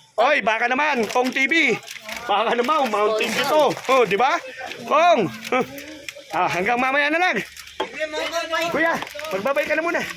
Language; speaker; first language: Filipino; native; Filipino